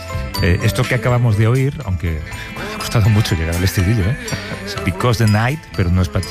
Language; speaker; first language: Spanish; native; Spanish